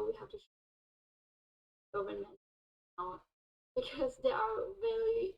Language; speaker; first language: English; non-native, fluent; Thai